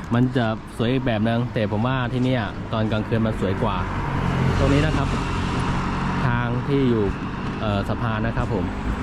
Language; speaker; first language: Thai; non-native, fluent; Chinese